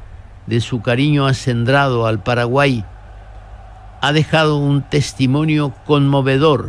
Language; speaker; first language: Spanish; native; Spanish